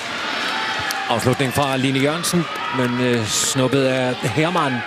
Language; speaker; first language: Danish; native; Danish